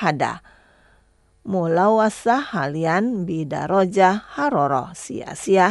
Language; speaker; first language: Arabic; non-native, fluent; Indonesian